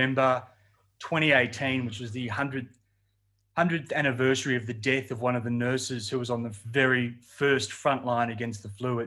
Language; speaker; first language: English; native; English